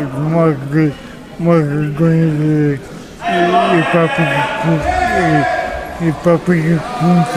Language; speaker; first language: French; early bilingual, other home language; Gujarati